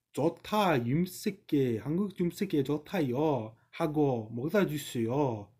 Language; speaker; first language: Korean; non-native, learner; English